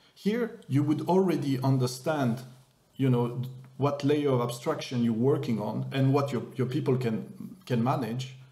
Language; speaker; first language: English; non-native, fluent; French